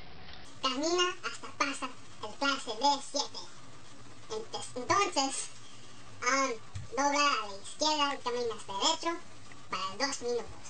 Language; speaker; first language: Spanish; non-native, learner; English